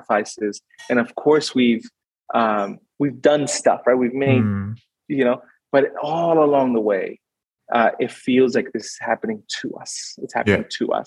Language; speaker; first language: English; native; English